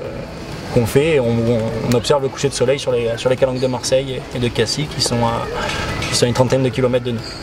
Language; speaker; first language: French; native; French